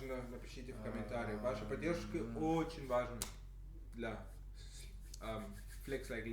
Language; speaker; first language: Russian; non-native, learner; English